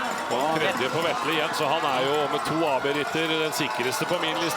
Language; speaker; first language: Norwegian; native; Norwegian